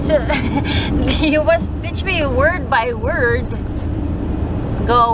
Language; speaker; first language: English; non-native, local second language; Cebuano